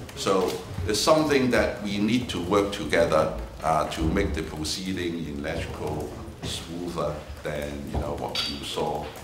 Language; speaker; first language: English; non-native, local second language; Cantonese